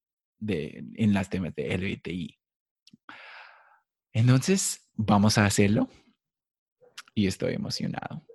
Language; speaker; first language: Spanish; non-native, fluent; English